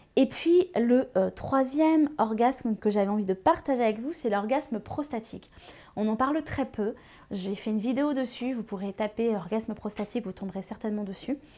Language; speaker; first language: French; native; French